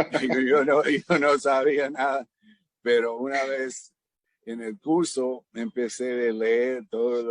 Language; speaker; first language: Spanish; non-native, fluent; English